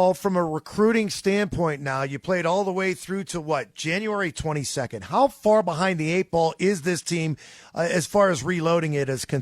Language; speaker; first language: English; native; English